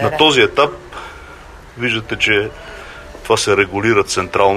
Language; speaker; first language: Bulgarian; native; Bulgarian